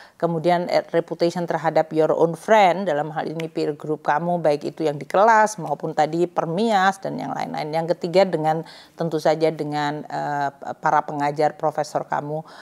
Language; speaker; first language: Indonesian; native; Indonesian